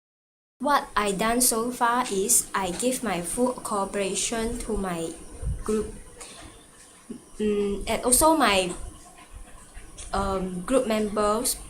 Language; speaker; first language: English; non-native, local second language; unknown